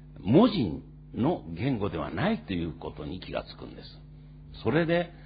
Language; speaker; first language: Japanese; native; Japanese